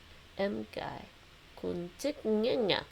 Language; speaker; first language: Vietnamese; non-native, learner; English